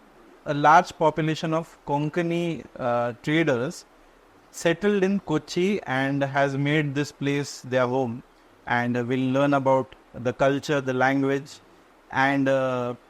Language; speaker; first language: English; non-native, local second language; Konkani